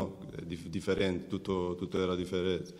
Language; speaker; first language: Italian; non-native, learner; Macedonian